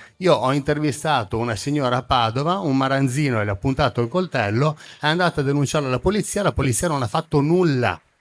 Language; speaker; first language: Italian; early bilingual, other home language; Croatian